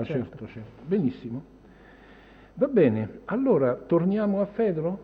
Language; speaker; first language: Italian; native; Italian